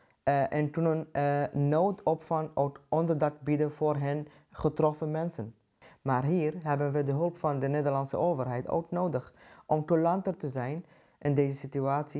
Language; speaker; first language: Dutch; non-native, fluent; Arabic